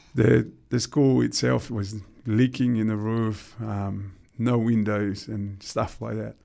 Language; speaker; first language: English; non-native, fluent; Tongan